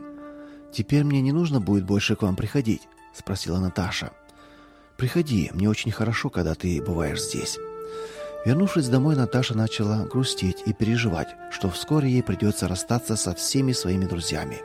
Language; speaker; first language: Russian; native; Russian